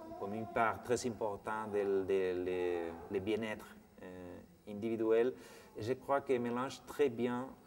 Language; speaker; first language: French; non-native, fluent; Spanish